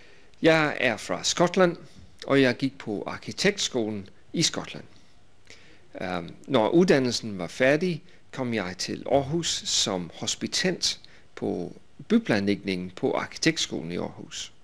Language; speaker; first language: Danish; non-native, fluent; English